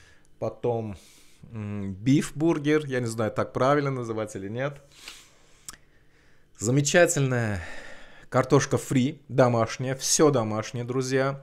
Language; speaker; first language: Russian; non-native, local second language; Azerbaijani